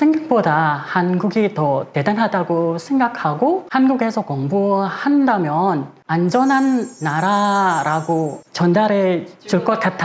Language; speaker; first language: Korean; non-native, fluent; Indonesian